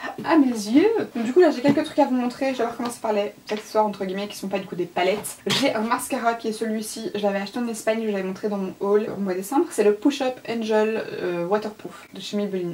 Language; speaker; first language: French; native; French